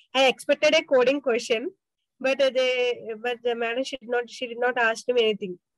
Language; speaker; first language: English; non-native, local second language; Telugu